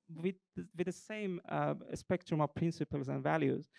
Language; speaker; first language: English; non-native, fluent; Persian